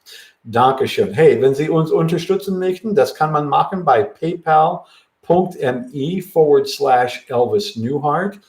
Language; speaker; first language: German; non-native, fluent; English